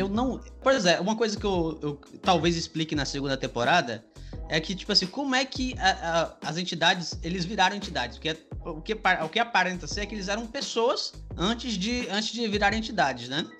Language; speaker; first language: Portuguese; native; Portuguese